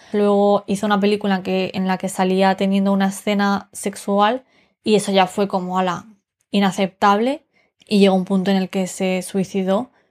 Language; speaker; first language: Spanish; early bilingual, other home language; Romanian